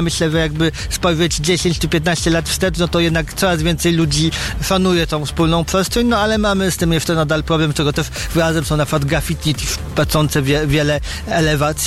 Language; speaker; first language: Polish; native; Polish